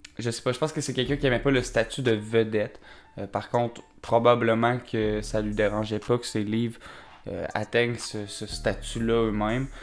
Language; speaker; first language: French; native; French